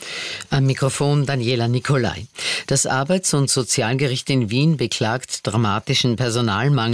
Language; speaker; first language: German; native; German